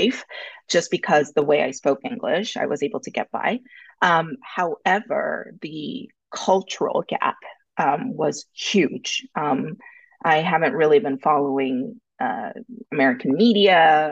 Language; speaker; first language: English; early bilingual, other home language; Korean